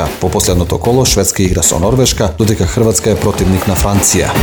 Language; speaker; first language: Macedonian; native; Macedonian